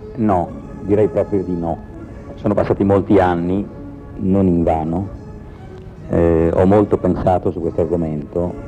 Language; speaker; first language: Italian; native; Italian